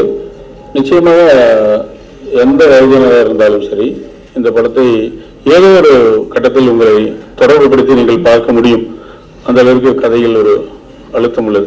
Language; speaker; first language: Tamil; native; Tamil